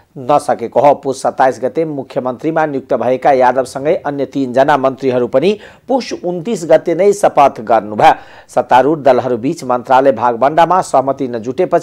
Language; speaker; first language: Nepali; non-native, local second language; Maithili